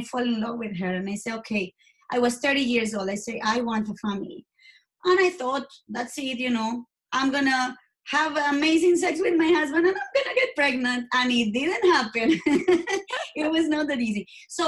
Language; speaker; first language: English; non-native, fluent; Spanish